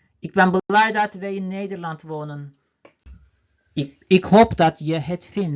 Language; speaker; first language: Dutch; non-native, learner; Turkish